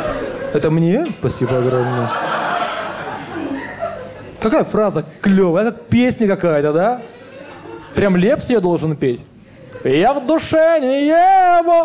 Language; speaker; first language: Russian; native; Russian